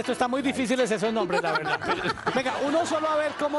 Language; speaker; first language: Spanish; native; Spanish